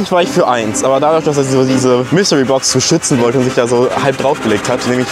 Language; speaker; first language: German; native; German